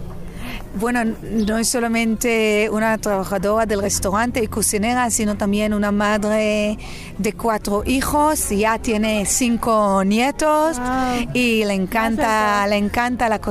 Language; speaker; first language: Spanish; non-native, fluent; Hebrew